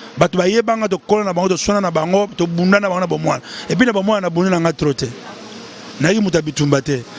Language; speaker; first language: Lingala; native; Lingala